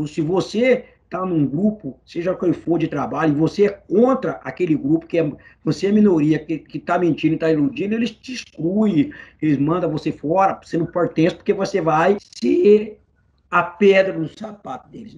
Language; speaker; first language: Portuguese; native; Portuguese